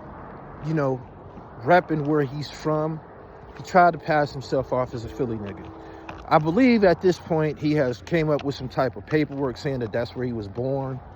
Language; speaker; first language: English; native; English